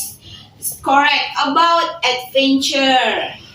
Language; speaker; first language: English; non-native, learner; Indonesian